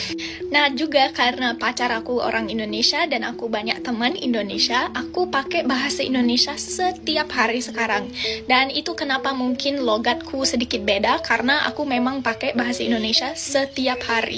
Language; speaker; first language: Indonesian; non-native, fluent; English